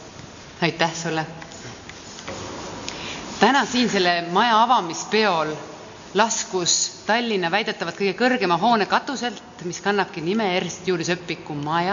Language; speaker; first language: Estonian; native; Estonian